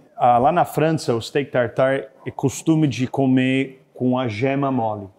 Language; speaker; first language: Portuguese; non-native, fluent; English